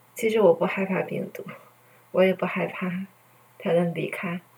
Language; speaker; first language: Chinese; native; Chinese